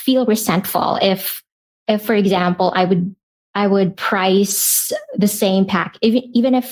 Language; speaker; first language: English; non-native, local second language; Filipino